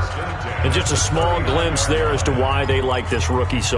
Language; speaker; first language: English; native; English